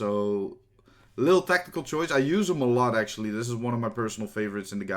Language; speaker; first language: English; non-native, fluent; Dutch